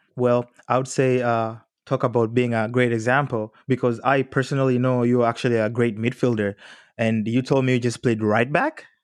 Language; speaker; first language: English; non-native, local second language; Swahili